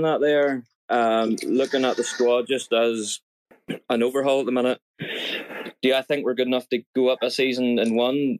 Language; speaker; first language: English; native; English